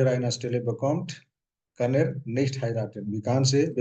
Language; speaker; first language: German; non-native, fluent; Hindi